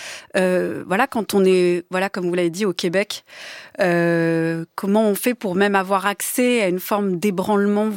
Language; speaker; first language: French; native; French